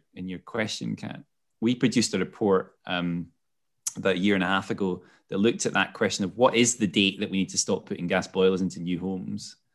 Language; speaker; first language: English; native; English